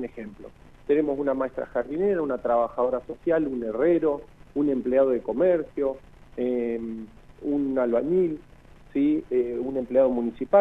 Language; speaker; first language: Spanish; native; Spanish